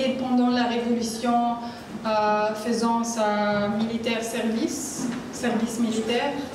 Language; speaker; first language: French; non-native, learner; Arabic